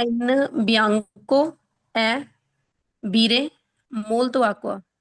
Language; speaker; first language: Italian; non-native, learner; Punjabi